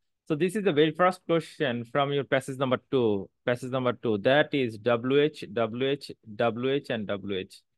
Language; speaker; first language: English; non-native, local second language; Bangla